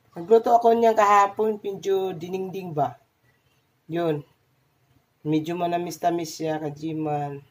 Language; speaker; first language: Filipino; non-native, local second language; Cebuano